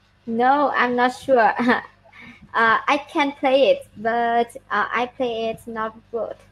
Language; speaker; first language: English; non-native, learner; Vietnamese